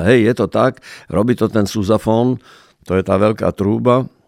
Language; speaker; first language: Slovak; native; Slovak